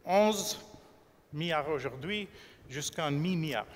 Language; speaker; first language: French; non-native, fluent; English